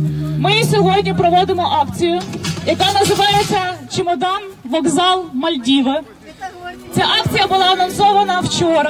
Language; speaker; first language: Ukrainian; native; Ukrainian